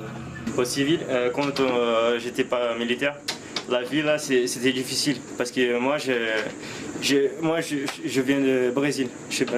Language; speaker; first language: French; non-native, fluent; Portuguese